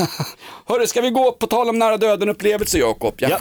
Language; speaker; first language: Swedish; native; Swedish